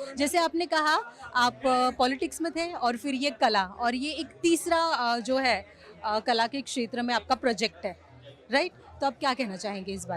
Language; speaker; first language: Hindi; native; Hindi